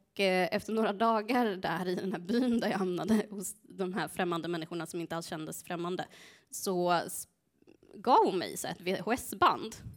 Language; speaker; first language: Swedish; early bilingual, other home language; Spanish